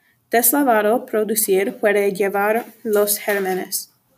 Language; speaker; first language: Spanish; non-native, learner; English